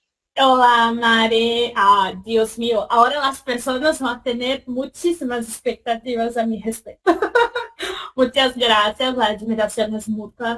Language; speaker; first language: Spanish; non-native, fluent; Portuguese